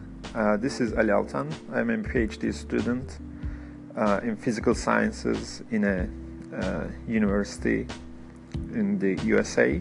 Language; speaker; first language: English; non-native, fluent; Turkish